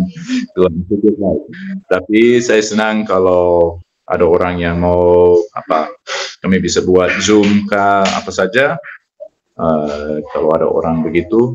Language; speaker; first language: Indonesian; non-native, fluent; English